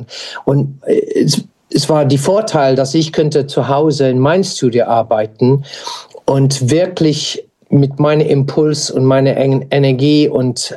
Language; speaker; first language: German; non-native, fluent; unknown